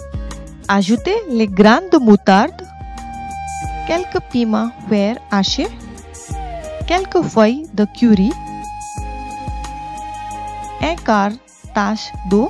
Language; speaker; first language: French; non-native, fluent; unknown